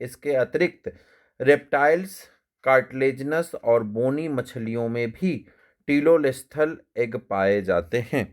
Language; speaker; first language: Hindi; native; Hindi